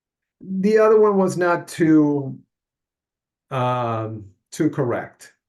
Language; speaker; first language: English; non-native, fluent; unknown